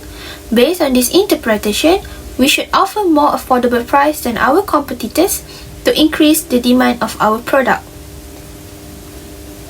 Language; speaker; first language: English; non-native, local second language; Malay